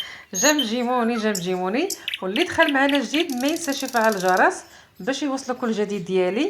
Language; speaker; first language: Arabic; native; Arabic